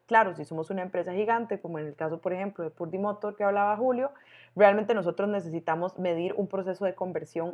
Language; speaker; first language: Spanish; native; Spanish